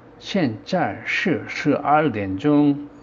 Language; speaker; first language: Chinese; non-native, learner; Korean